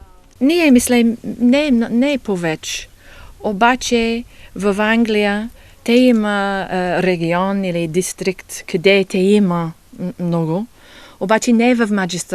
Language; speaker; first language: Bulgarian; non-native, learner; English